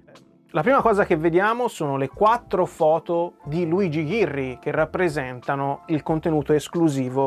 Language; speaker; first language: Italian; native; Italian